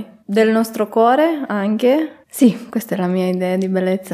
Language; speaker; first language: Italian; non-native, fluent; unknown